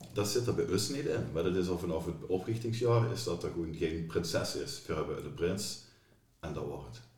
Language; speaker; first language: Dutch; native; Dutch